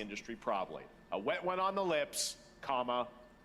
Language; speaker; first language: English; native; English